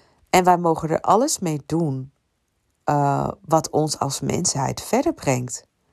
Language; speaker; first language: Dutch; native; Dutch